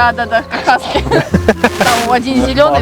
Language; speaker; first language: Russian; non-native, local second language; Kazakh